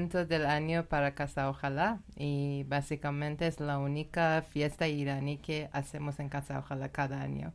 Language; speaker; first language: Spanish; non-native, learner; Persian